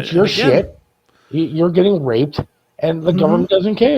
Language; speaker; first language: English; native; English